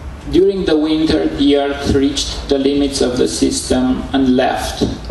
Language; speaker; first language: English; non-native, fluent; Romanian